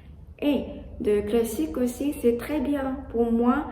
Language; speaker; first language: French; non-native, learner; Japanese